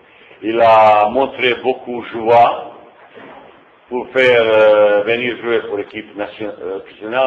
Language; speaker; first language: French; non-native, fluent; Bosnian